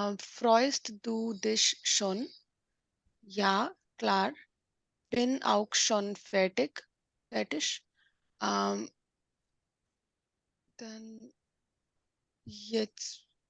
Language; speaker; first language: German; non-native, learner; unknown